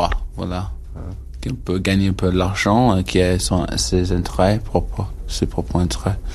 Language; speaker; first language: French; non-native, learner; English